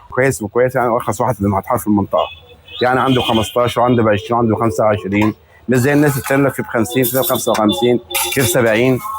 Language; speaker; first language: Arabic; native; Arabic